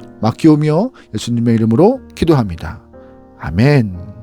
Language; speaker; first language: Korean; native; Korean